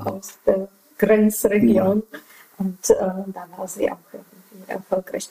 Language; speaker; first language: German; non-native, fluent; Polish